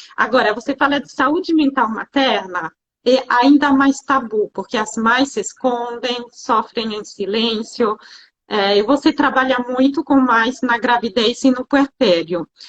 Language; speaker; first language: Portuguese; non-native, fluent; French